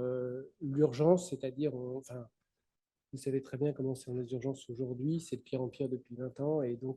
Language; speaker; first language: French; native; French